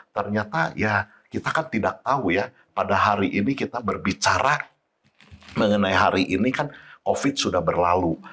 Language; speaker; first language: Indonesian; native; Indonesian